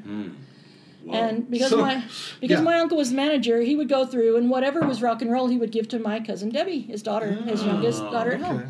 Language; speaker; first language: English; native; English